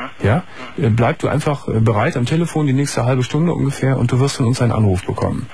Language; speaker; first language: German; native; German